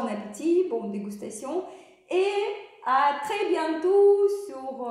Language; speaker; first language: French; non-native, learner; Russian